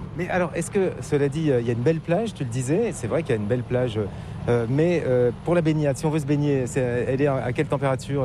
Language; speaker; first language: French; native; French